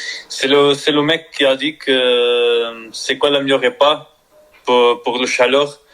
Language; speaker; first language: French; non-native, learner; Spanish